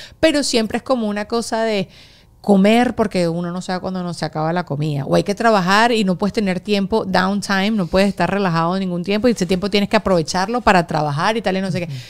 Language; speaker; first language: Spanish; native; Spanish